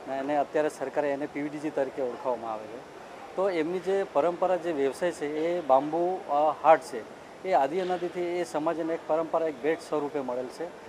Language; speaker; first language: Gujarati; non-native, local second language; Bhili